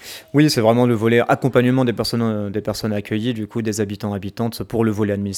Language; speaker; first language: French; native; French